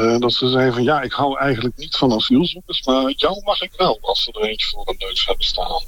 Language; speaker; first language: Dutch; native; Dutch